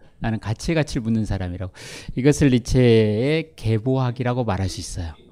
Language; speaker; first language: Korean; native; Korean